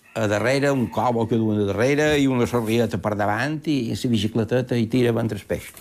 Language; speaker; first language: Catalan; native; Catalan